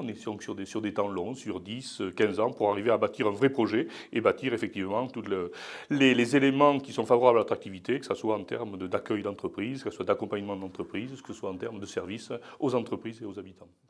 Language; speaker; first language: French; native; French